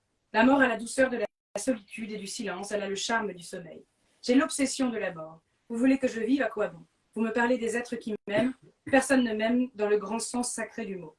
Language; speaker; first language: French; native; French